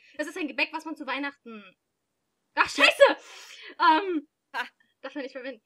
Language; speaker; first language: German; native; German